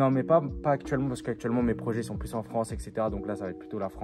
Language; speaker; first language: French; early bilingual, other home language; Turkish